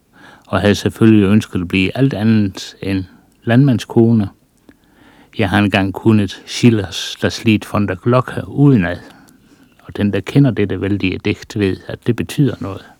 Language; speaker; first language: Danish; native; Danish